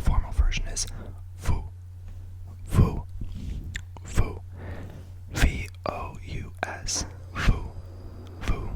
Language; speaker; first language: French; non-native, learner; English